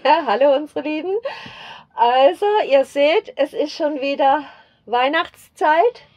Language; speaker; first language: German; native; German